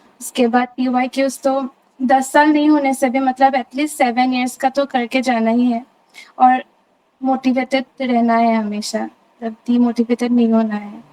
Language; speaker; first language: Hindi; non-native, local second language; Assamese